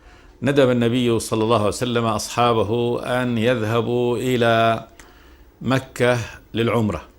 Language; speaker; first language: Arabic; native; Arabic